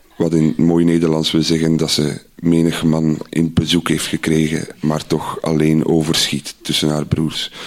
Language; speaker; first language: Dutch; native; Dutch